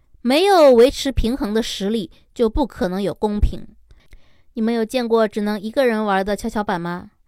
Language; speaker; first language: Chinese; native; Chinese